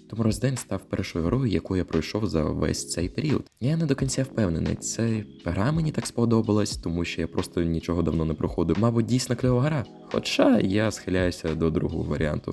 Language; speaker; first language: Ukrainian; non-native, local second language; Russian